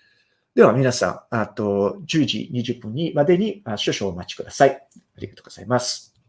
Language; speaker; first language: Japanese; non-native, fluent; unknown